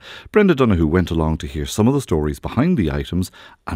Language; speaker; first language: English; native; English